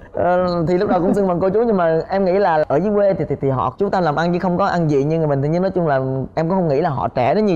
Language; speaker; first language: Vietnamese; native; Vietnamese